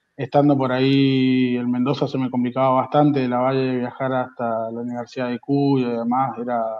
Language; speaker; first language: Spanish; native; Spanish